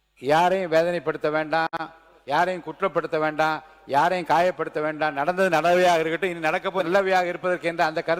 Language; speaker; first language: Tamil; native; Tamil